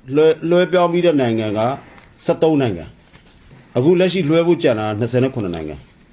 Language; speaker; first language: Burmese; non-native, local second language; S'gaw Karen